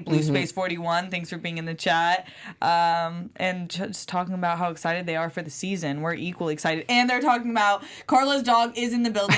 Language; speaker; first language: English; native; English